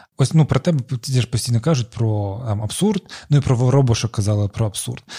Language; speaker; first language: Ukrainian; non-native, local second language; Russian